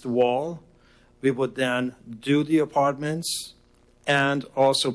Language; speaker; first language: English; non-native, fluent; Persian